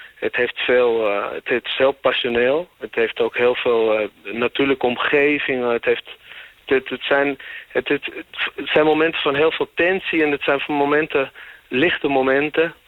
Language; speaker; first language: Dutch; native; Dutch